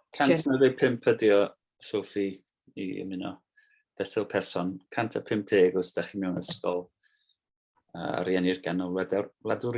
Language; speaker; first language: Welsh; native; Welsh